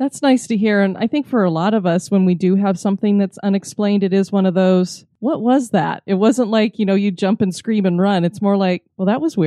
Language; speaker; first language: English; native; English